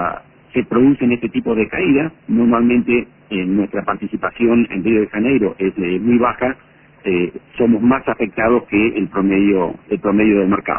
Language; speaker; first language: Spanish; native; Spanish